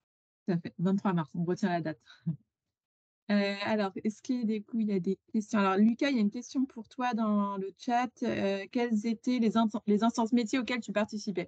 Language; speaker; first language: French; native; French